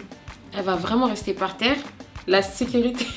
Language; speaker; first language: French; native; French